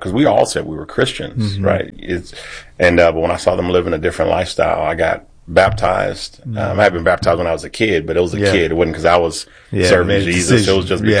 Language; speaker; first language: English; native; English